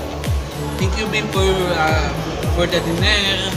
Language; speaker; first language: English; non-native, learner; Filipino